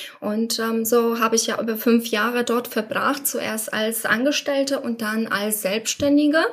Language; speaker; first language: German; non-native, fluent; Polish